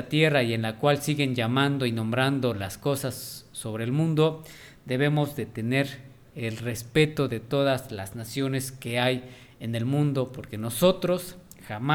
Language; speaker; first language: Spanish; non-native, local second language; Nahuatl languages